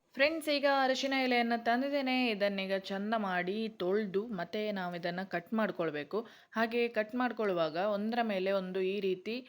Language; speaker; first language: Kannada; non-native, local second language; Konkani